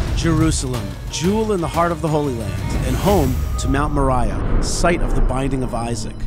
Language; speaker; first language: English; native; English